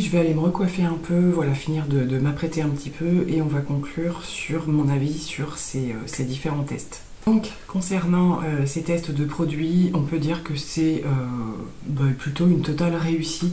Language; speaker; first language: French; native; French